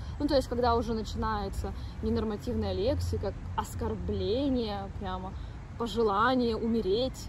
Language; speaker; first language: Russian; native; Russian